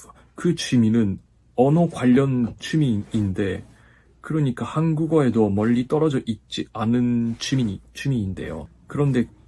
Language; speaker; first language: Korean; non-native, fluent; Japanese